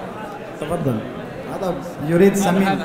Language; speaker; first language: Arabic; non-native, fluent; Urdu